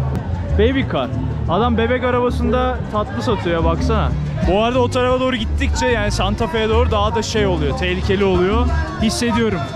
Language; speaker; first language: Turkish; native; Turkish